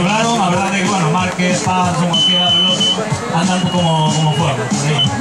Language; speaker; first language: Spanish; native; Spanish